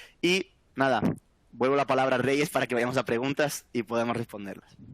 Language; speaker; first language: Spanish; native; Spanish